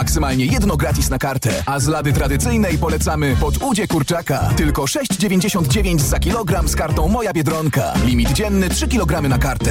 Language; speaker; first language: Polish; native; Polish